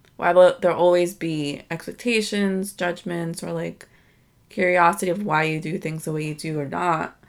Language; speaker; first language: English; native; English